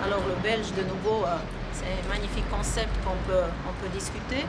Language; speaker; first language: French; non-native, fluent; Serbian